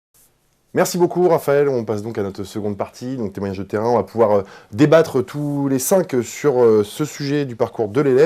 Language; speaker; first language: French; native; French